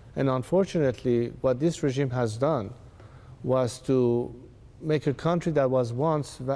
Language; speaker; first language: English; non-native, fluent; Persian